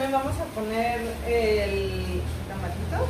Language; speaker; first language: Spanish; native; Spanish